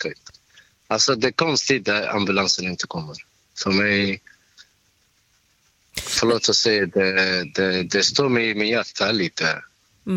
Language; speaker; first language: Swedish; non-native, fluent; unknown